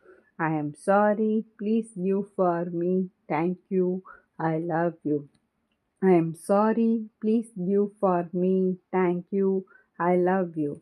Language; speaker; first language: English; non-native, learner; Tamil